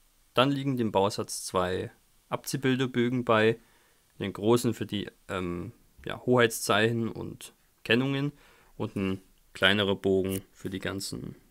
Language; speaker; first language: German; native; German